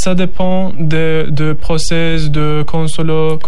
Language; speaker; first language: French; non-native, learner; Turkish